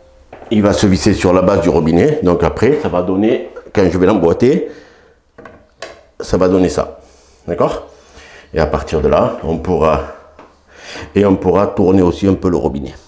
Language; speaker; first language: French; native; French